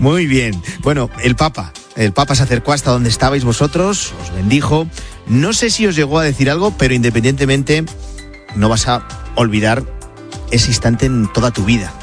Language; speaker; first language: Spanish; native; Spanish